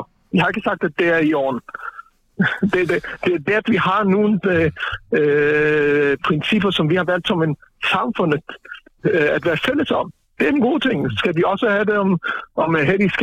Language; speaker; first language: Danish; non-native, fluent; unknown